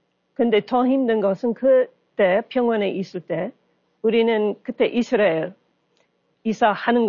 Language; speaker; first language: Korean; non-native, learner; English